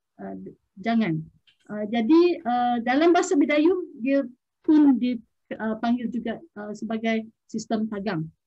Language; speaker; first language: Malay; non-native, local second language; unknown